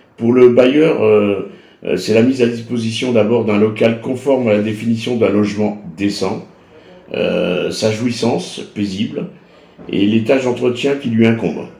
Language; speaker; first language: French; native; French